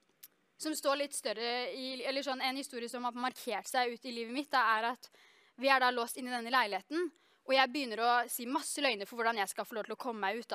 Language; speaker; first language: Norwegian; native; Norwegian